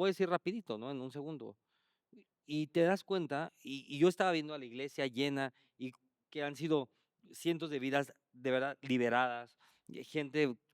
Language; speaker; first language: Spanish; native; Spanish